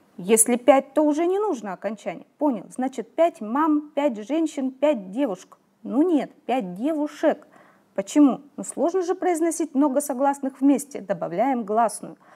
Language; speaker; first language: Russian; native; Russian